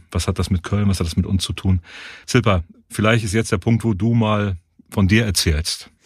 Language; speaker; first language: German; native; German